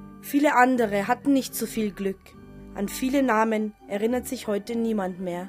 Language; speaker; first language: German; native; German